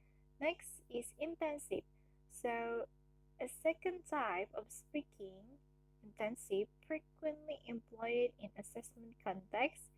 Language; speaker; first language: English; non-native, learner; Indonesian